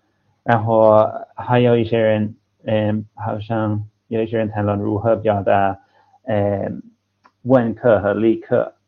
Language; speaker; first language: Chinese; non-native, fluent; English